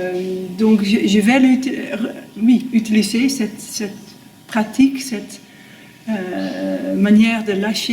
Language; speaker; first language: French; non-native, fluent; Dutch